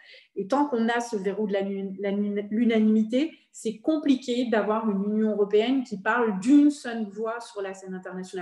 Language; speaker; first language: French; native; French